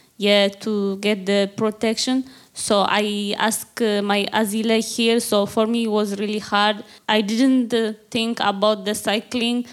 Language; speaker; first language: English; non-native, learner; Tigrinya